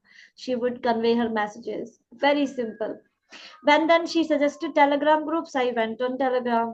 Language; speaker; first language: English; non-native, local second language; Hindi